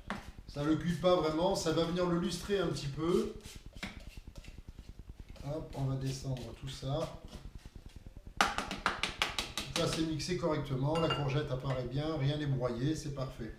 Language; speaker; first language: French; native; French